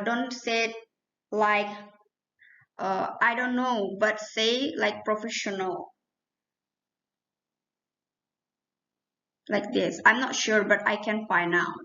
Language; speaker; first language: English; non-native, learner; Indonesian